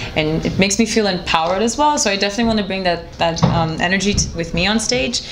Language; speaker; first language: English; non-native, fluent; Portuguese